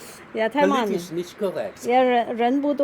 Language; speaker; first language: Chinese; non-native, learner; German